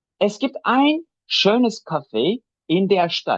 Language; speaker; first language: German; non-native, fluent; Turkish